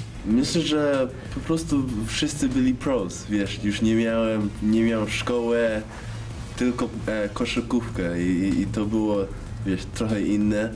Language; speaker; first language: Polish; early bilingual, heritage; English